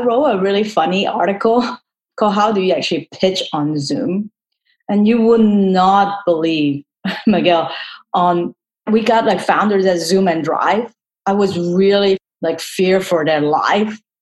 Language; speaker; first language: English; non-native, local second language; Cantonese